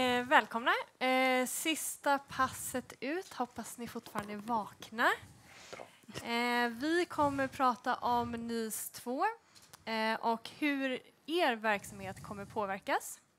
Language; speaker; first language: Swedish; native; Swedish